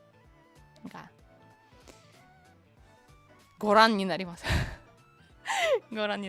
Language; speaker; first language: Japanese; non-native, learner; Russian